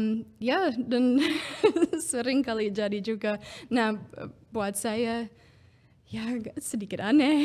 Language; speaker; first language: Indonesian; non-native, fluent; English